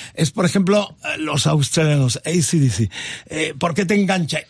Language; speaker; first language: Spanish; native; Spanish